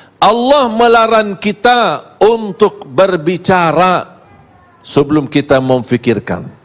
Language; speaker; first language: Malay; non-native, fluent; Arabic